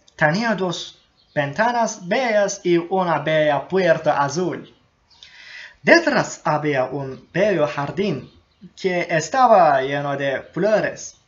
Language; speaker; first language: Spanish; non-native, fluent; Turkish